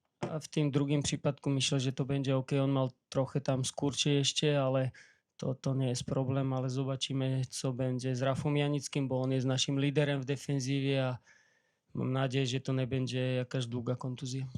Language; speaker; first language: Polish; non-native, learner; Slovak